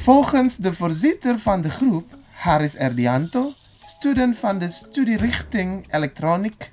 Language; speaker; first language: Dutch; non-native, fluent; Indonesian